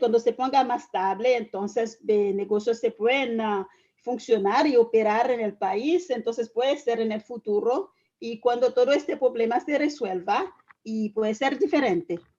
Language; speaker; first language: Spanish; non-native, fluent; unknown